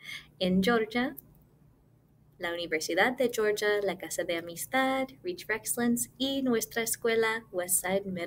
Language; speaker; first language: Spanish; early bilingual, heritage; English